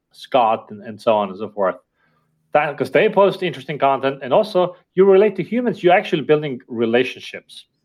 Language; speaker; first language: English; non-native, fluent; Estonian